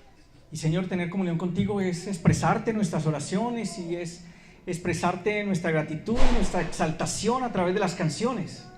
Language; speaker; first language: Spanish; native; Spanish